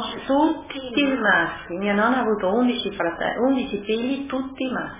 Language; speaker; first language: Italian; early bilingual, other home language; French